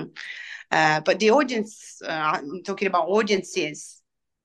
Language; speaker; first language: English; non-native, fluent; Italian